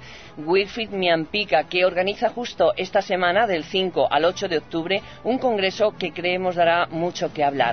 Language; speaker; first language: Spanish; native; Spanish